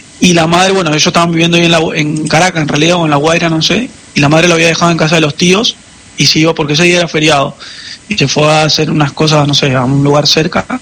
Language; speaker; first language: Spanish; native; Spanish